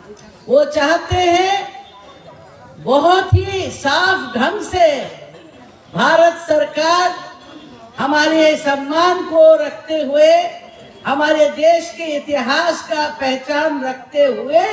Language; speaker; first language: Hindi; non-native, local second language; Bangla